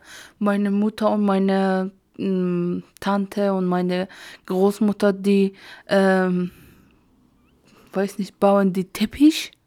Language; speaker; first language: German; non-native, learner; Persian